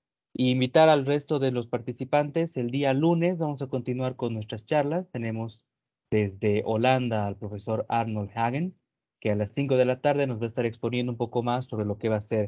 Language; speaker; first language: Spanish; native; Spanish